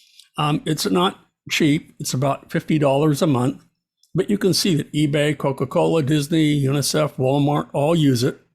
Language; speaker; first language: English; native; English